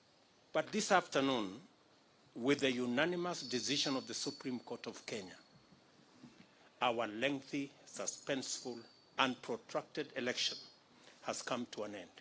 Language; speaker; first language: English; non-native, local second language; Kalenjin